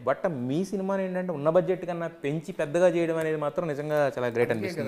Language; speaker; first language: Telugu; native; Telugu